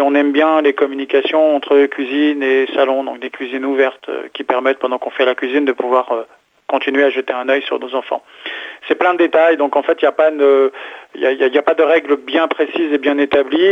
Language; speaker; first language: French; native; French